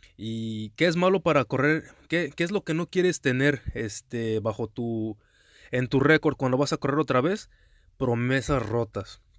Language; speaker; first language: Spanish; early bilingual, heritage; Spanish